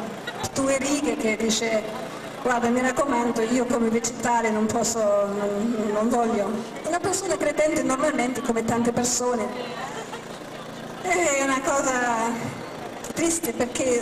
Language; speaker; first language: Italian; non-native, fluent; German